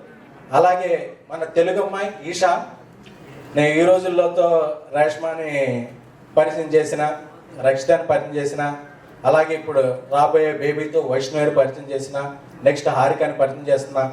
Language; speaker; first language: Telugu; native; Telugu